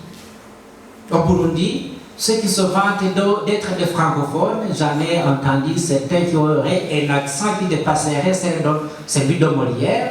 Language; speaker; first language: French; non-native, local second language; Rundi